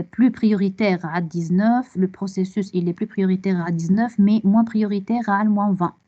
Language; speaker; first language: French; non-native, local second language; Arabic